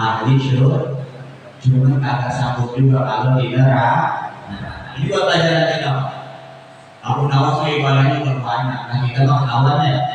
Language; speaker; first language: Indonesian; native; Indonesian